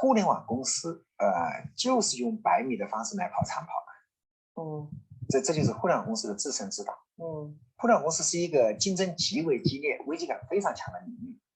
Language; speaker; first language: Chinese; native; Chinese